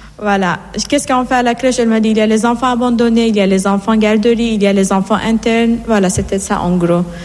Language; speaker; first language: French; non-native, fluent; Persian